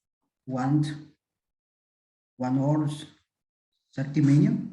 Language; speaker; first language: English; non-native, learner; Spanish